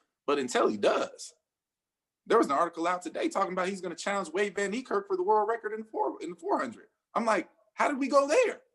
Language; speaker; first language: English; native; English